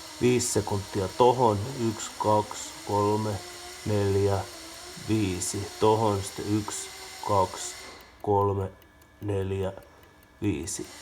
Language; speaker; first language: Finnish; native; Finnish